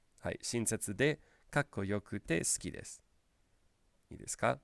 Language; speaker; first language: Japanese; non-native, fluent; English